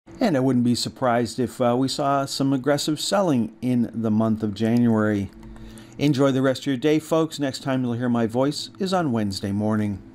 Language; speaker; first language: English; native; English